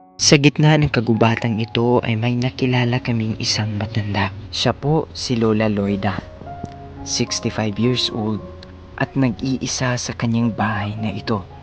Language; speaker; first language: Filipino; non-native, local second language; Cebuano